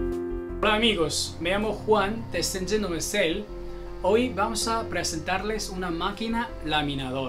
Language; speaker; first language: Spanish; non-native, learner; Chinese